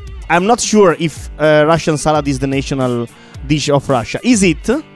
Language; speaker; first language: English; non-native, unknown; Italian